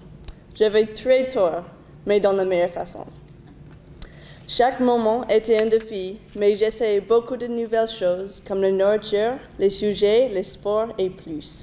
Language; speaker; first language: French; non-native, learner; English